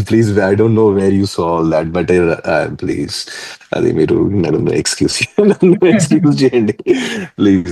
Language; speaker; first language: Telugu; non-native, fluent; Hindi